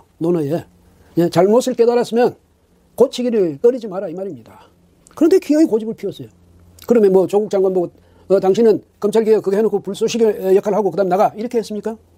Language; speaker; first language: Korean; native; Korean